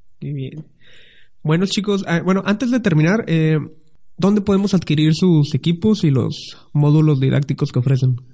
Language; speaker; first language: Spanish; native; Spanish